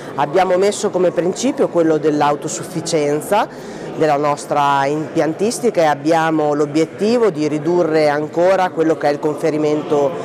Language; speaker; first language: Italian; native; Italian